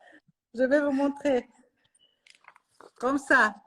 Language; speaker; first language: French; non-native, learner; Russian